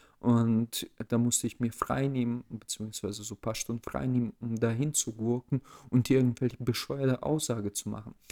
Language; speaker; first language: German; early bilingual, other home language; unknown